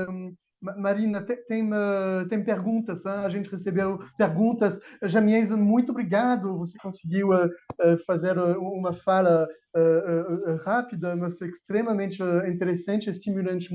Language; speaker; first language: Portuguese; non-native, fluent; French